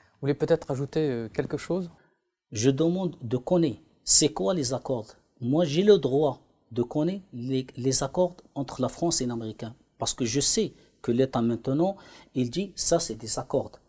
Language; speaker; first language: French; non-native, learner; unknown